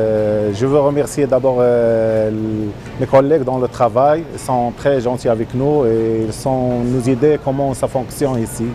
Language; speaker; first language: French; non-native, local second language; Arabic